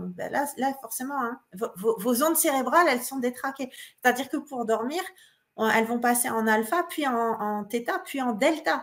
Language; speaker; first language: French; native; French